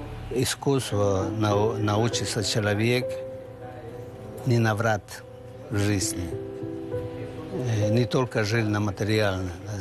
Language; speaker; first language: Russian; non-native, learner; Spanish